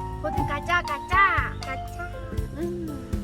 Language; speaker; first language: Korean; non-native, learner; Vietnamese